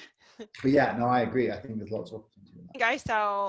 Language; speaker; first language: English; native; English